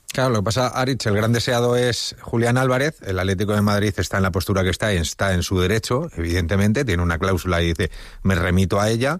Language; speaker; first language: Spanish; native; Spanish